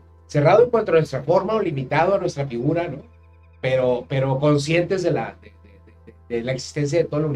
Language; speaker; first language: Spanish; native; Spanish